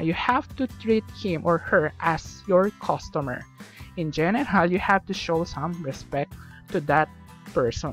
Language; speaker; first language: English; non-native, local second language; Filipino